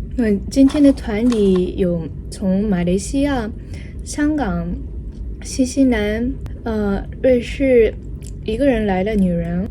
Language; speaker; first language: Chinese; non-native, learner; Japanese